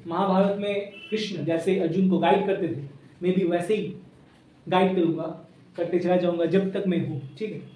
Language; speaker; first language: Hindi; non-native, local second language; Bangla